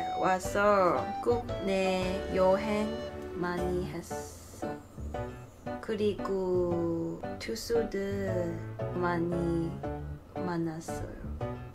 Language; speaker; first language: Korean; non-native, learner; Cantonese